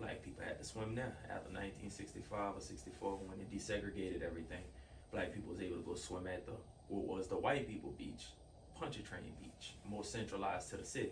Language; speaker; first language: English; native; English